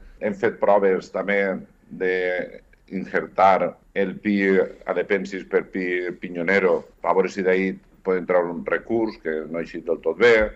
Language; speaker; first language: Catalan; native; Catalan